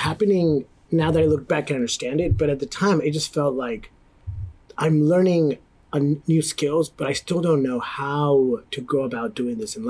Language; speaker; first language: English; native; English